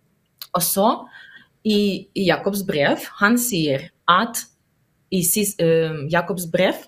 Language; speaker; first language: Norwegian; non-native, learner; Russian